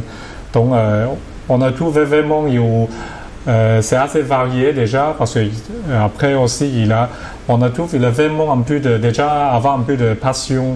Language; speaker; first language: French; non-native, learner; Cantonese